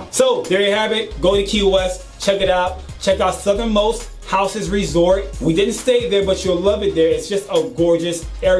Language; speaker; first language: English; native; English